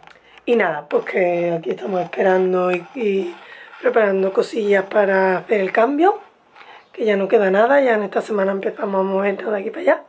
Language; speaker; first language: Spanish; native; Spanish